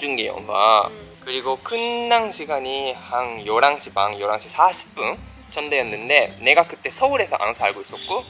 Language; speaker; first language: Korean; non-native, fluent; Japanese